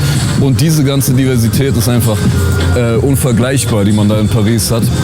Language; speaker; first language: German; native; German